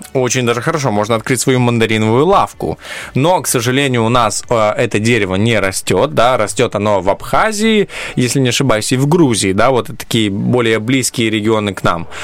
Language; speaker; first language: Russian; non-native, local second language; Romanian